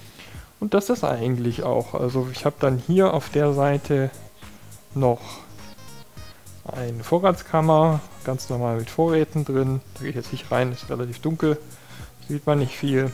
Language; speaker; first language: German; native; German